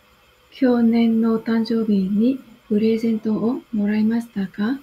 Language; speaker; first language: Japanese; non-native, fluent; Vietnamese